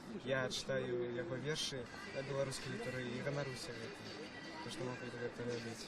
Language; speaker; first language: Belarusian; non-native, local second language; Russian